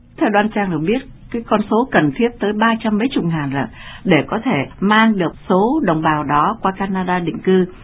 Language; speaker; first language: Vietnamese; native; Vietnamese